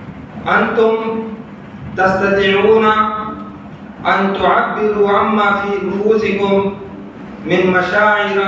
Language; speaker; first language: Arabic; non-native, fluent; Urdu